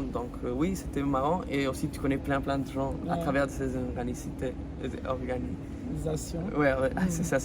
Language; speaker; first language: French; non-native, fluent; Spanish